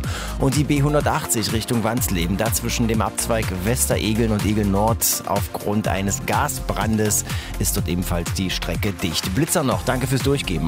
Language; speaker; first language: German; native; German